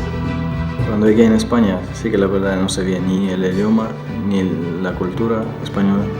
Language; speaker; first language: Spanish; non-native, fluent; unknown